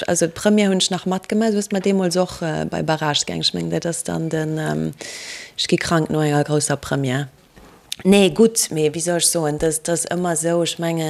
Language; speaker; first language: Luxembourgish; native; Luxembourgish